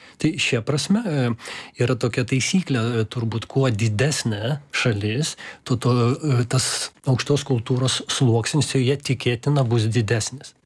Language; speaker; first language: Lithuanian; non-native, local second language; Russian